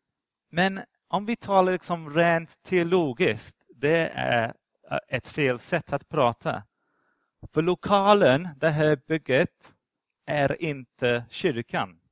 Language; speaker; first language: Swedish; non-native, fluent; English